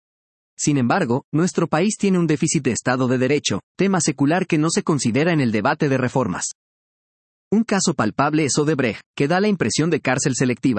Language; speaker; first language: Spanish; native; Spanish